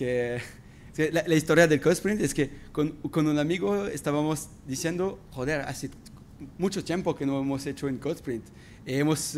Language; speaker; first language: Spanish; non-native, fluent; French